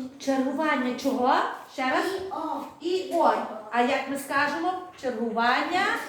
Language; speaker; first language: Ukrainian; native; Ukrainian